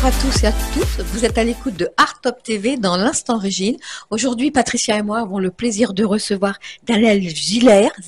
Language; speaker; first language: French; native; French